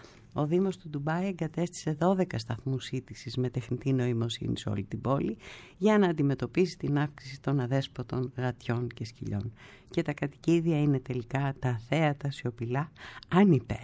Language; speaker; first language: Greek; native; Greek